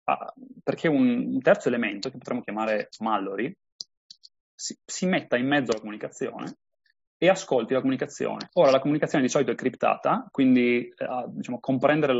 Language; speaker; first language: Italian; native; Italian